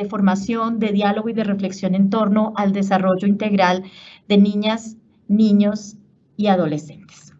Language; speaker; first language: Spanish; native; Spanish